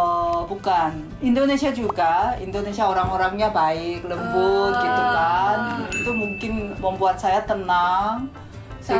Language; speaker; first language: Indonesian; non-native, fluent; Korean